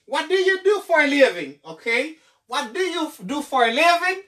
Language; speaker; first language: English; non-native, fluent; Haitian Creole